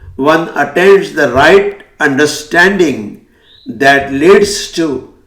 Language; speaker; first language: English; non-native, local second language; Hindi